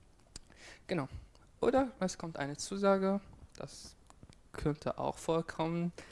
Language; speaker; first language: German; non-native, fluent; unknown